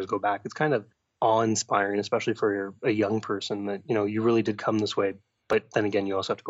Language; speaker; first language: English; native; English